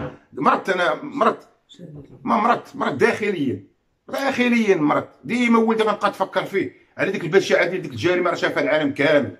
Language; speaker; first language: Arabic; native; Arabic